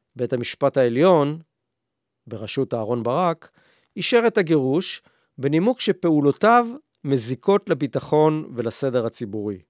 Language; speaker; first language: Hebrew; native; Hebrew